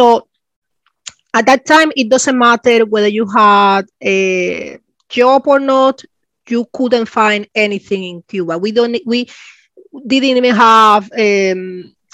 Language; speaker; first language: English; non-native, fluent; Spanish